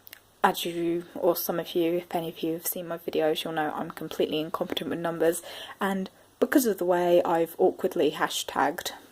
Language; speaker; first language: English; native; English